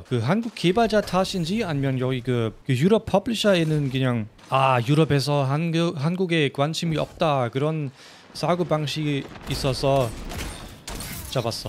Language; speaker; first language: Korean; non-native, fluent; German